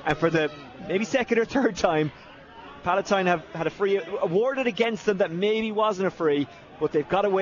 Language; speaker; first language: English; native; English